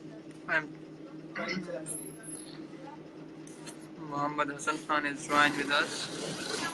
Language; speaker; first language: English; non-native, fluent; Urdu